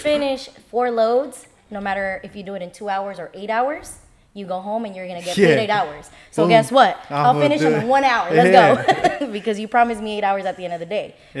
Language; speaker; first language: English; native; English